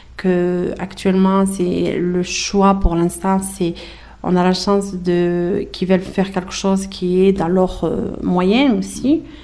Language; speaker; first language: French; early bilingual, other home language; Arabic